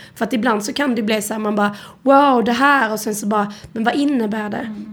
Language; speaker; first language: Swedish; native; Swedish